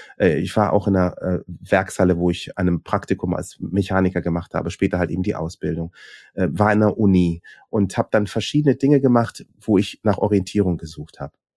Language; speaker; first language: German; early bilingual, other home language; Swahili